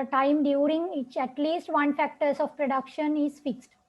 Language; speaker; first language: English; non-native, local second language; Sinhala